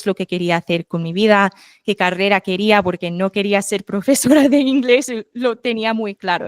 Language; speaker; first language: Spanish; non-native, fluent; English